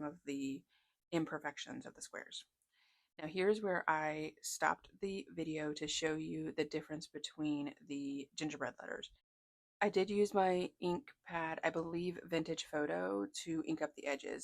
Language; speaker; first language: English; native; English